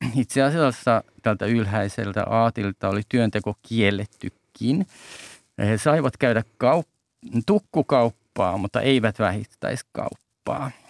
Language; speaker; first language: Finnish; native; Finnish